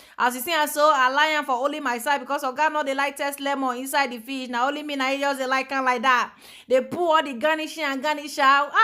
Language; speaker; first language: Nigerian Pidgin; native; Nigerian Pidgin